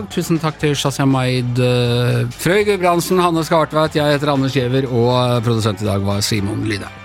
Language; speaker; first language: Norwegian; native; Norwegian